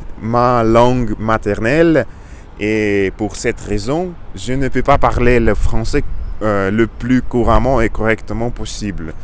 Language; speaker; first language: French; non-native, learner; Russian